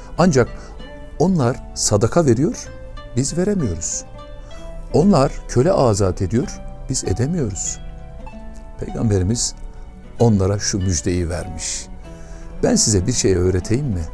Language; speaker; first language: Turkish; native; Turkish